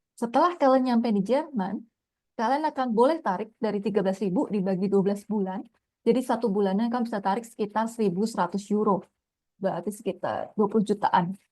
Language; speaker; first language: Indonesian; native; Indonesian